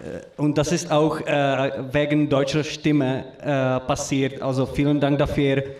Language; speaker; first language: German; non-native, learner; Czech